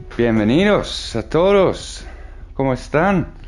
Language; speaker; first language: Spanish; non-native, learner; English